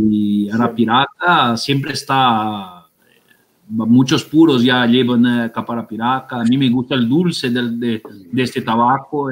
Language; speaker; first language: Spanish; non-native, fluent; Portuguese